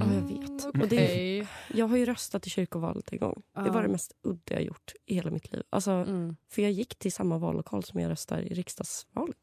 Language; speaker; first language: Swedish; native; Swedish